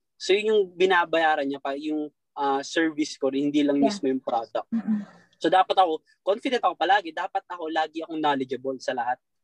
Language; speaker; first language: Filipino; native; Filipino